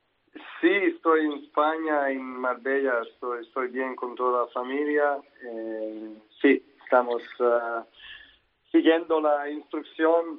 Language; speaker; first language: Spanish; non-native, learner; Serbian